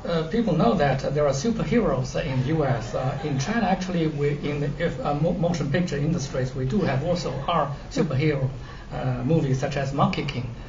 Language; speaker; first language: English; non-native, fluent; Chinese